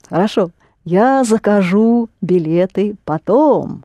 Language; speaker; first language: Russian; non-native, fluent; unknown